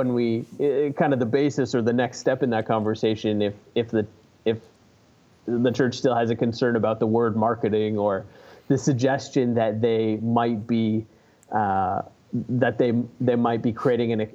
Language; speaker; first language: English; native; English